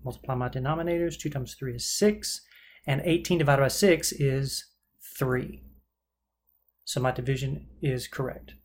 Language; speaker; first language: English; native; English